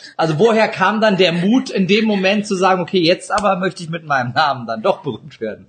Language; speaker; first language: German; native; German